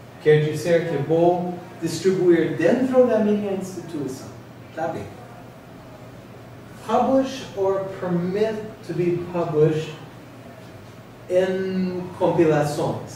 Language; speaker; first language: Portuguese; non-native, learner; English